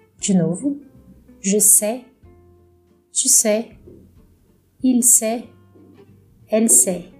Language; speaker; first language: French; non-native, fluent; Portuguese